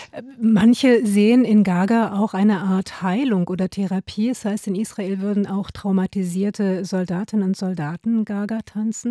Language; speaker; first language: German; native; German